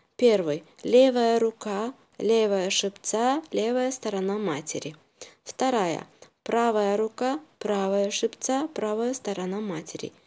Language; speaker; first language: Russian; non-native, local second language; Uzbek